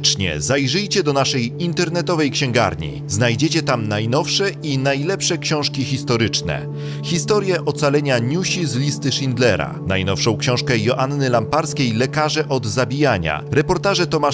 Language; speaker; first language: Polish; native; Polish